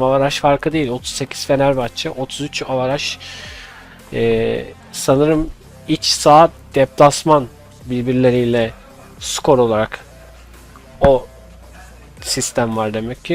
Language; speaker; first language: Turkish; native; Turkish